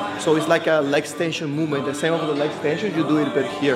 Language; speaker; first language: English; non-native, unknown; Spanish